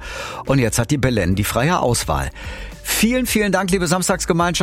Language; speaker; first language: German; native; German